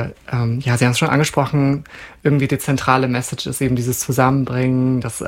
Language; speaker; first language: German; native; German